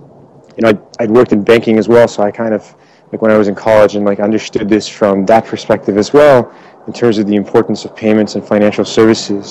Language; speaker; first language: English; native; English